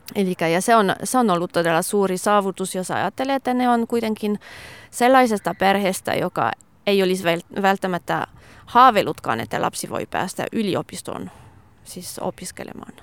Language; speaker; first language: Finnish; non-native, fluent; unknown